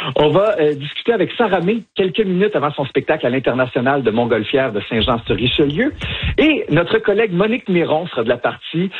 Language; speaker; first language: French; native; French